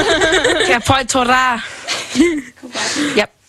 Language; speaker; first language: Māori; non-native, local second language; English